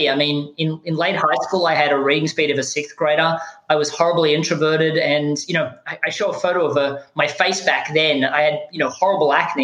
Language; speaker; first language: English; native; English